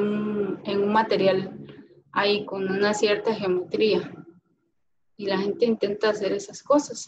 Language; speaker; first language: Spanish; native; Spanish